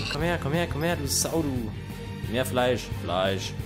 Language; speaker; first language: German; native; German